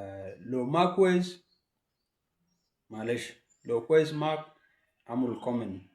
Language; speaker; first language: Arabic; non-native, local second language; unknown